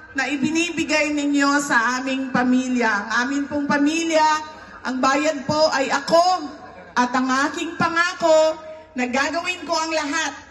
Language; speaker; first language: Filipino; non-native, local second language; Cebuano